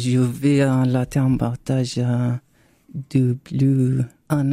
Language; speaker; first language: French; non-native, learner; Arabic